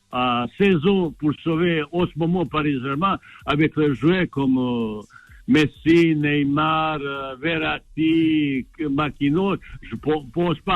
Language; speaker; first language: French; non-native, fluent; Bosnian